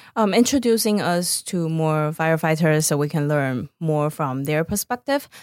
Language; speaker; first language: English; non-native, fluent; Chinese